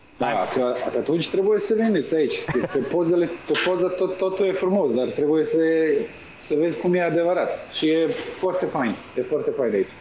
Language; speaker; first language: Romanian; non-native, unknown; Serbian